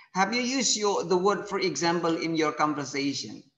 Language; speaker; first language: English; non-native, fluent; Indonesian